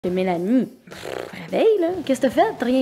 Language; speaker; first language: French; native; French